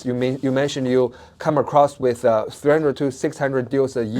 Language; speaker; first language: English; non-native, fluent; Chinese